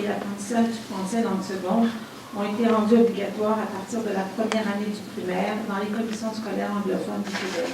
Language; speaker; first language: French; native; French